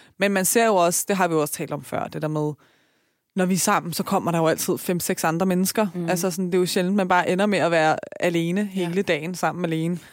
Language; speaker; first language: Danish; early bilingual, other home language; Persian